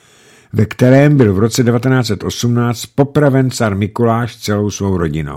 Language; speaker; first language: Czech; native; Czech